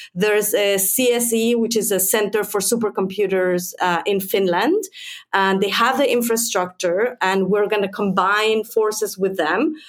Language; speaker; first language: English; non-native, fluent; Spanish